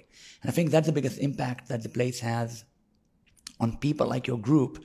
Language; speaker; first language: English; non-native, fluent; Hebrew